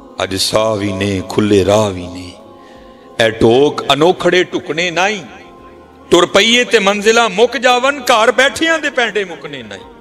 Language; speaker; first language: Urdu; non-native, local second language; Punjabi